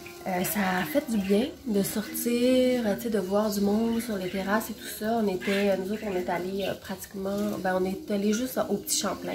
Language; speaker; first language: French; native; French